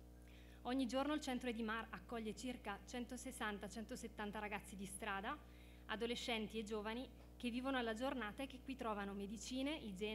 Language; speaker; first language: Italian; native; Italian